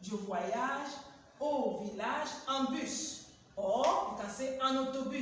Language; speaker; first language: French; non-native, fluent; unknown